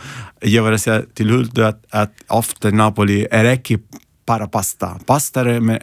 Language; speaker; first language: Icelandic; non-native, learner; Italian